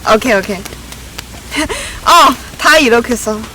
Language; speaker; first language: Korean; non-native, learner; Chinese